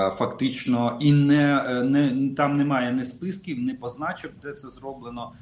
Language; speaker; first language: Ukrainian; non-native, local second language; Russian